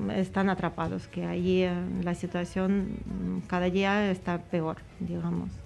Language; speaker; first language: Spanish; non-native, fluent; Ukrainian